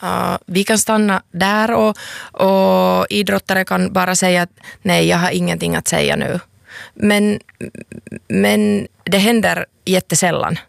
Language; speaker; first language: Swedish; non-native, local second language; Finnish